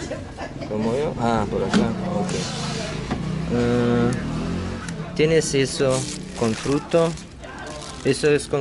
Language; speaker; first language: Spanish; non-native, learner; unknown